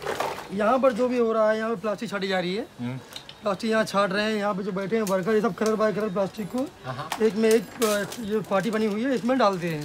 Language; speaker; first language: Hindi; native; Hindi